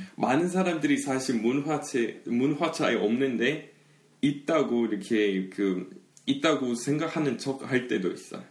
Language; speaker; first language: Korean; non-native, fluent; English